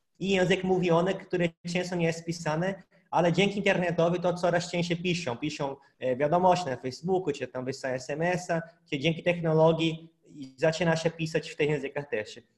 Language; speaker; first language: Polish; non-native, fluent; Portuguese